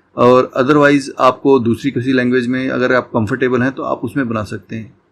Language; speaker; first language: Hindi; native; Hindi